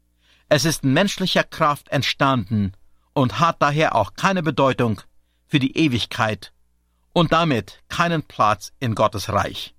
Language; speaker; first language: German; native; German